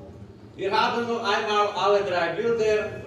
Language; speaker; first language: German; non-native, learner; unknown